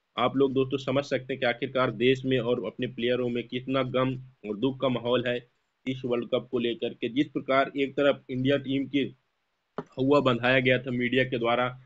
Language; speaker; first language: Hindi; native; Hindi